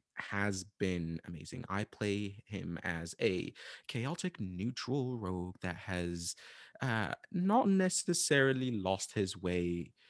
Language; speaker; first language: English; non-native, fluent; Arabic